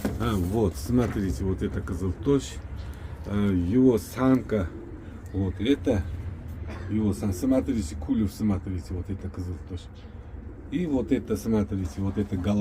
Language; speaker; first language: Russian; non-native, local second language; Uzbek